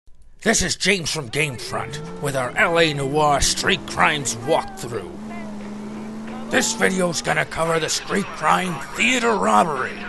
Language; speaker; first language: English; native; English